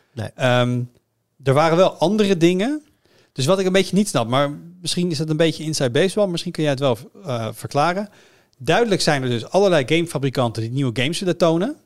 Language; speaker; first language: Dutch; native; Dutch